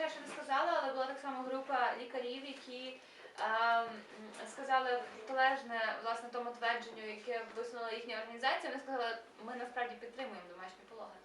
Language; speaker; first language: Ukrainian; native; Ukrainian